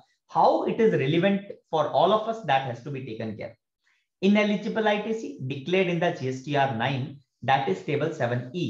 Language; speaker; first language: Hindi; native; Hindi